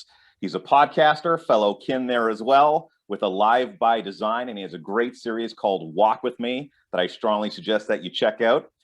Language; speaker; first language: English; native; English